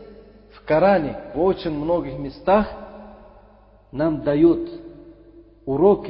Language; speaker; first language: Russian; non-native, fluent; Uzbek